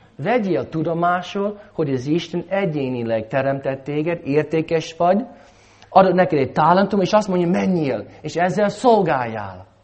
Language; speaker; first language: Hungarian; non-native, fluent; English